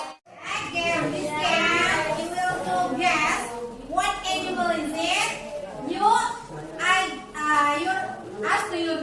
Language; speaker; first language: English; non-native, learner; Indonesian